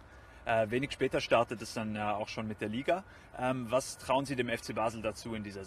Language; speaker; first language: German; native; German